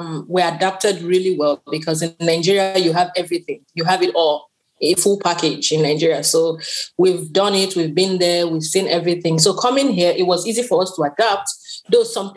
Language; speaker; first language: English; non-native, local second language; Yoruba